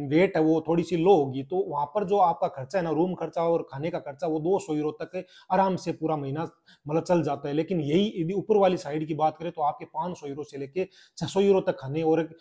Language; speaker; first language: Hindi; native; Hindi